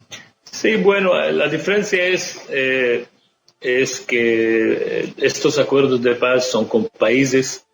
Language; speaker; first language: Spanish; non-native, fluent; Arabic